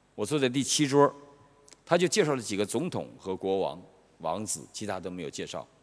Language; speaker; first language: Chinese; native; Chinese